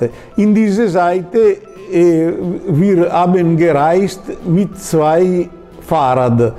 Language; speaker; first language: German; non-native, learner; Italian